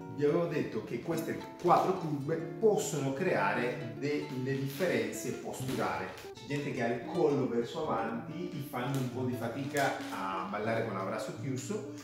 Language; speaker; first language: Italian; non-native, fluent; Spanish